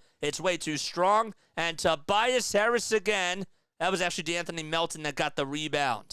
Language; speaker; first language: English; native; English